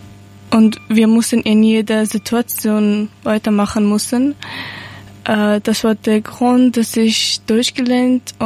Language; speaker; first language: German; non-native, learner; Persian